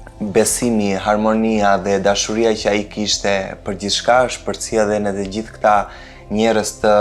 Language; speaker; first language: Albanian; native; Albanian